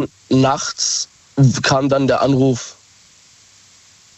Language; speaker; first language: German; native; German